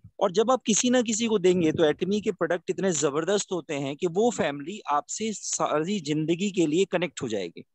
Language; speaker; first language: Hindi; native; Hindi